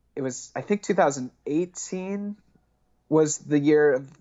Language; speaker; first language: English; native; English